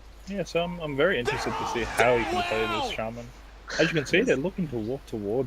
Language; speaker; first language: English; native; English